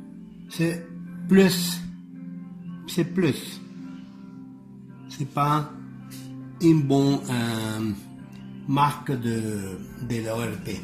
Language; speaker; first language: French; non-native, learner; Spanish